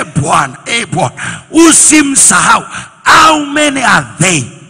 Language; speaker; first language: English; non-native, local second language; Swahili